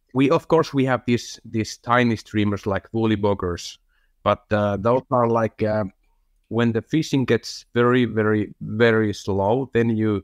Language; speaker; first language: English; non-native, fluent; Finnish